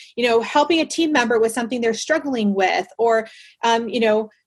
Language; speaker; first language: English; early bilingual, other home language; Spanish